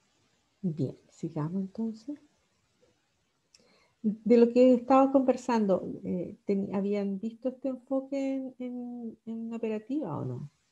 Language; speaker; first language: Spanish; native; Spanish